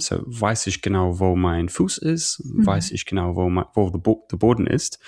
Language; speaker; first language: German; non-native, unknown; English